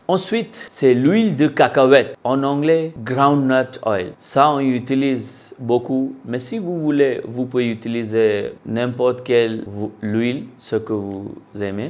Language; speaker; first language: French; non-native, local second language; Hindi